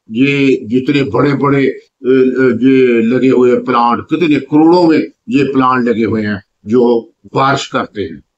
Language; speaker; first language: Urdu; non-native, local second language; Punjabi